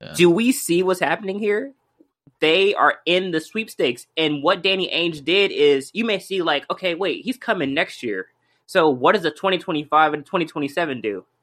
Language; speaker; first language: English; native; English